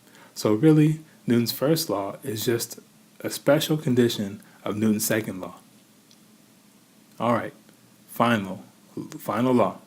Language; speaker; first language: English; native; English